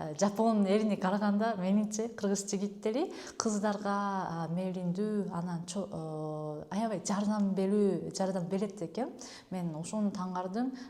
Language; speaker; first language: Kyrgyz; non-native, fluent; Japanese